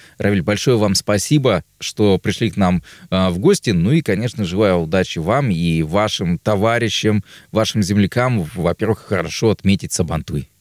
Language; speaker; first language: Russian; native; Russian